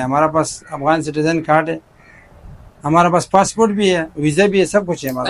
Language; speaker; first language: Hindi; non-native, fluent; Pashto